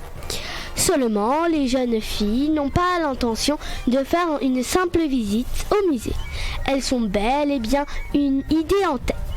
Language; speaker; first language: French; native; French